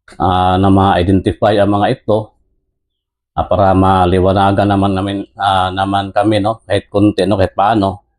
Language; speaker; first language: Filipino; non-native, local second language; Cebuano